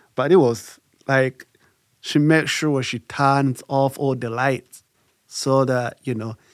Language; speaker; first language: English; non-native, local second language; Kinyarwanda